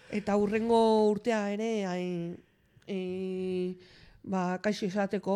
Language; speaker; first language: Basque; non-native, local second language; Spanish